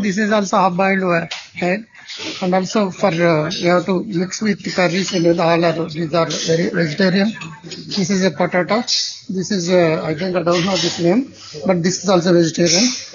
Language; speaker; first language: English; non-native, local second language; Telugu